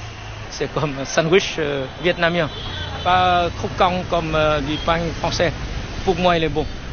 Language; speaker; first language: French; non-native, fluent; Vietnamese